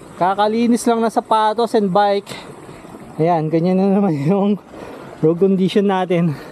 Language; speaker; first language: Filipino; native; Filipino